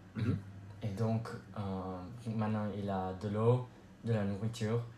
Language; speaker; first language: French; non-native, learner; English